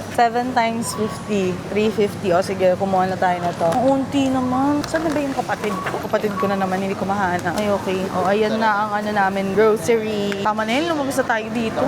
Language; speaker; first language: Filipino; native; Filipino